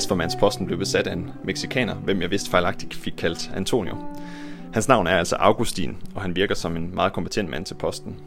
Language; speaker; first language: Danish; native; Danish